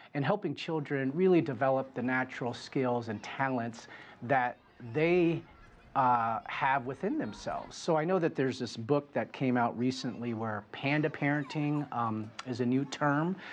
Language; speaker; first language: English; native; English